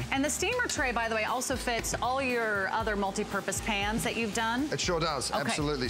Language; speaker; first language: English; native; English